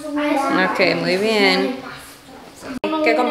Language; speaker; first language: Spanish; early bilingual, heritage; Spanish